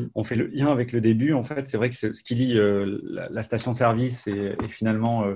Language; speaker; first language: French; native; French